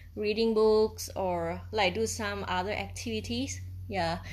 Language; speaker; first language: English; non-native, fluent; Thai